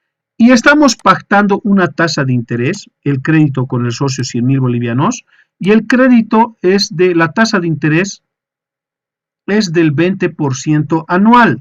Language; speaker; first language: Spanish; native; Spanish